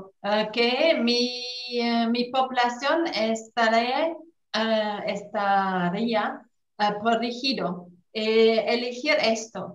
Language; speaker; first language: Spanish; non-native, fluent; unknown